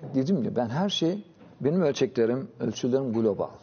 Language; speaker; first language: Turkish; native; Turkish